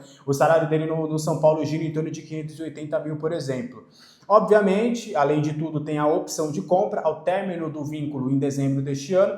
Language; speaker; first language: Portuguese; native; Portuguese